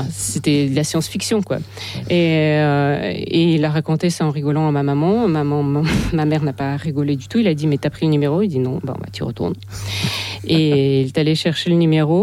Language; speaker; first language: French; non-native, fluent; Russian